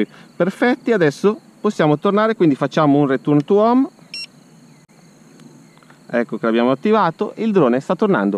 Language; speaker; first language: Italian; native; Italian